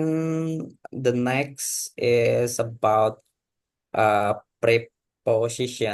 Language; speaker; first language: English; non-native, learner; Indonesian